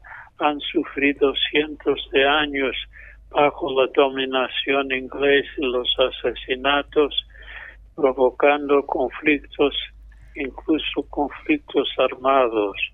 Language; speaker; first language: Spanish; non-native, fluent; English